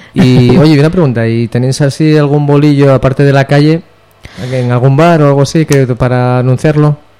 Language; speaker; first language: Spanish; native; Spanish